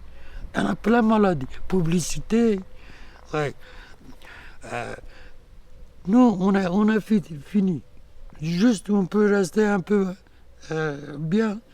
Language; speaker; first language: French; non-native, learner; Kurdish